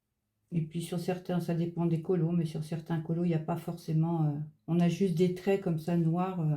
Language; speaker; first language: French; native; French